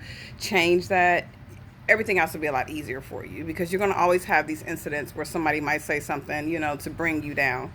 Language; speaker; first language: English; native; English